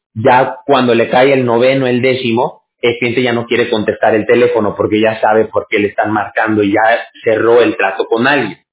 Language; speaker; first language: Spanish; native; Spanish